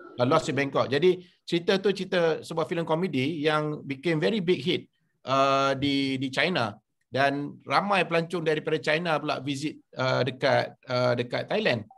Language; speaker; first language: Malay; native; Malay